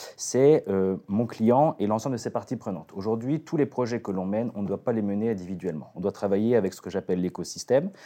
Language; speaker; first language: French; native; French